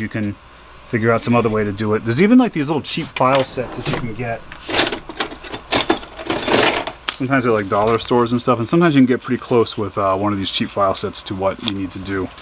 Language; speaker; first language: English; native; English